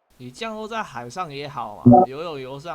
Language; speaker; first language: Chinese; native; Chinese